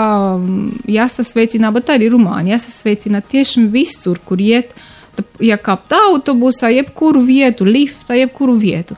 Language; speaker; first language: Latvian; non-native, learner; Romanian